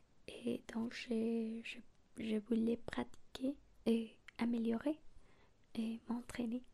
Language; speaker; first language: French; non-native, learner; Spanish